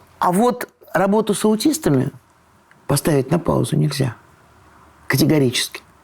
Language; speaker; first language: Russian; native; Russian